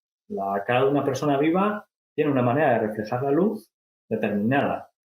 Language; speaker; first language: Spanish; native; Spanish